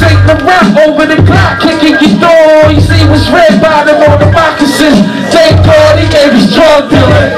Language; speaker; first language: English; native; English